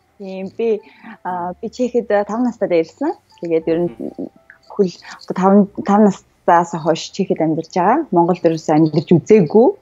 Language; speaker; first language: Mongolian; early bilingual, heritage; Mongolian